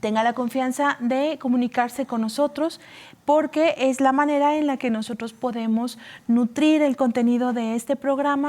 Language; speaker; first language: Spanish; native; Spanish